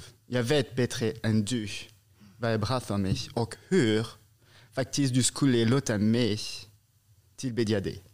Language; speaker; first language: Swedish; non-native, fluent; French